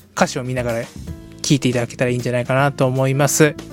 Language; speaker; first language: Japanese; native; Japanese